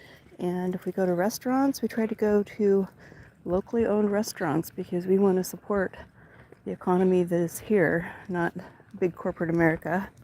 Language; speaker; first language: English; native; English